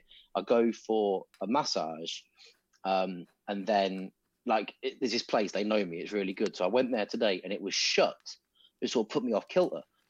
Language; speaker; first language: English; native; English